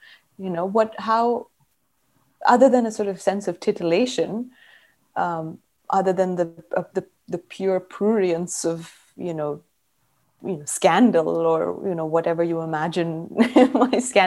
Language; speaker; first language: English; non-native, local second language; Kannada